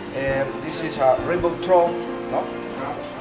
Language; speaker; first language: English; non-native, learner; Spanish